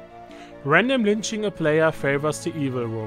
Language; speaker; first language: English; non-native, fluent; German